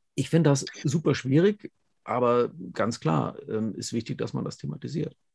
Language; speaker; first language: German; native; German